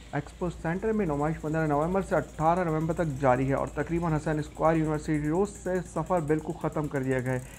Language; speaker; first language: Urdu; native; Urdu